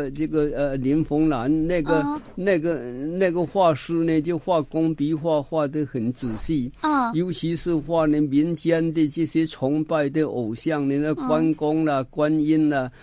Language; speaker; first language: Chinese; native; Chinese